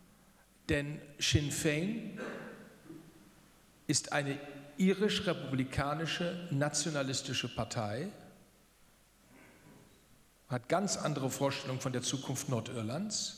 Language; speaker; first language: German; native; German